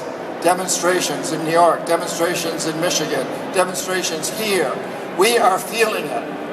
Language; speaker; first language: English; native; English